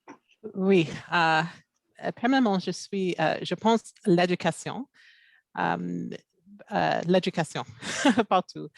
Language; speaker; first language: French; non-native, local second language; English